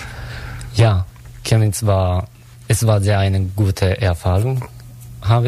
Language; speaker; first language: German; non-native, learner; Japanese